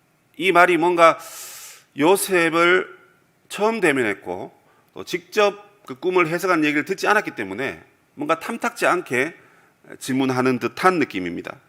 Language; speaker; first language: Korean; native; Korean